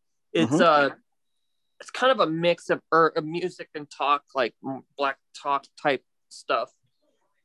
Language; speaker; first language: English; native; English